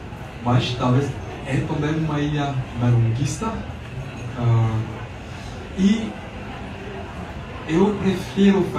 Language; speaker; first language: Portuguese; non-native, learner; French